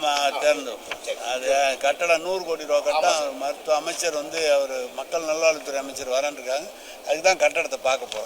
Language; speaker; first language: Tamil; native; Tamil